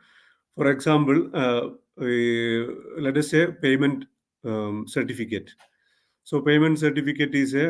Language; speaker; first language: English; non-native, local second language; Malayalam